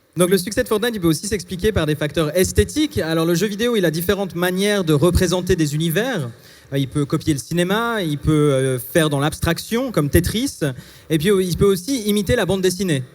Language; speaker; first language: French; native; French